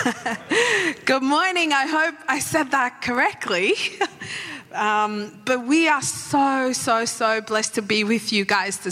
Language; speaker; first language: English; non-native, local second language; Sinhala